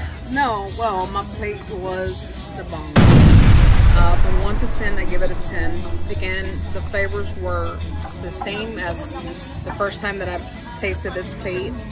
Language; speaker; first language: English; early bilingual, other home language; Spanish